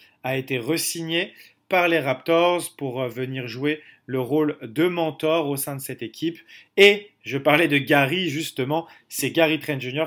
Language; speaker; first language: French; native; French